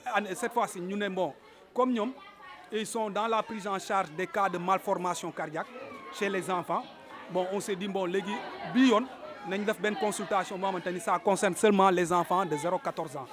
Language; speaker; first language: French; non-native, local second language; Wolof